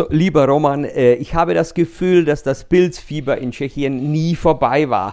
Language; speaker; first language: German; non-native, fluent; Czech